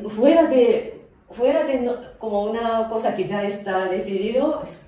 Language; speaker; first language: Spanish; non-native, fluent; Japanese